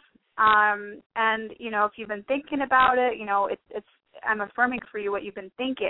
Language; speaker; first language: English; native; English